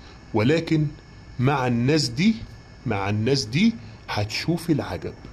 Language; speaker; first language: Arabic; native; Arabic